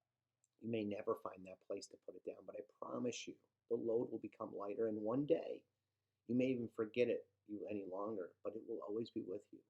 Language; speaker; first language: English; native; English